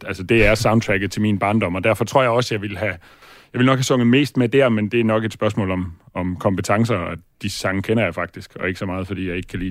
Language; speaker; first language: Danish; native; Danish